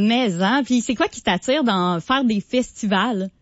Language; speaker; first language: French; native; French